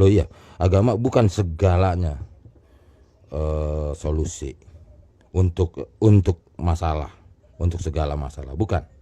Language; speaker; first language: Indonesian; native; Indonesian